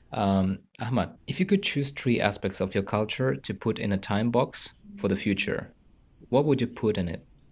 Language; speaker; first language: English; non-native, fluent; Tajik